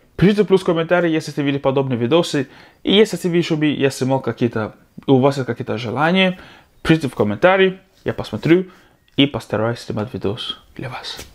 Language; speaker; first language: Russian; non-native, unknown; English